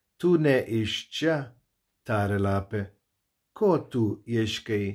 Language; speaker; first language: Lithuanian; non-native, learner; Turkish